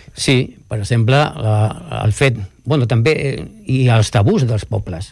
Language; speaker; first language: Catalan; non-native, local second language; Spanish